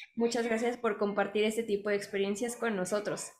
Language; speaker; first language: Spanish; native; Spanish